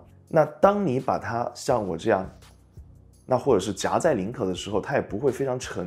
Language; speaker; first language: Chinese; native; Chinese